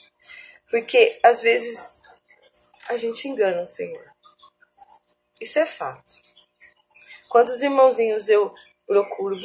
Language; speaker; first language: Portuguese; native; Portuguese